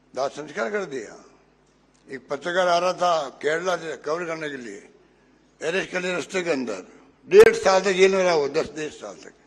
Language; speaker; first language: Hindi; native; Hindi